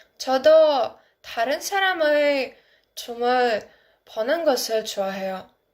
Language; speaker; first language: Korean; non-native, learner; Ukrainian